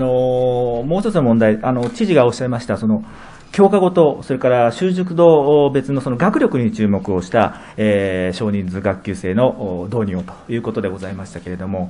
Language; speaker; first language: Japanese; native; Japanese